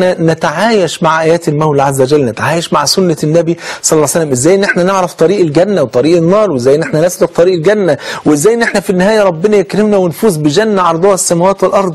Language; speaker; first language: Arabic; native; Arabic